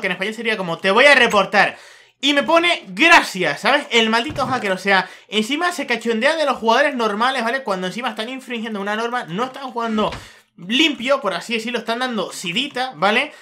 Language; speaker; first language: Spanish; native; Spanish